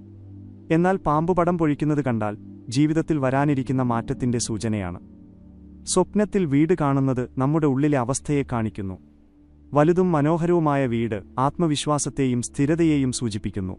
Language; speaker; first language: Malayalam; native; Malayalam